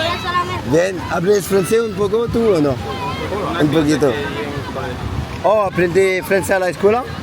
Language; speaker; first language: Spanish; non-native, learner; French